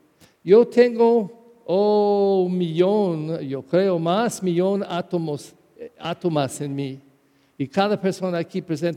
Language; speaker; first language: Spanish; non-native, fluent; English